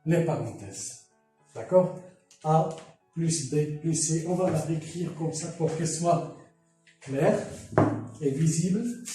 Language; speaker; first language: French; non-native, local second language; Arabic